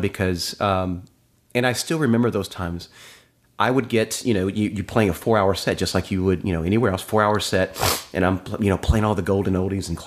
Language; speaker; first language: English; native; English